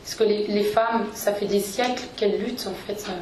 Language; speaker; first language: French; native; French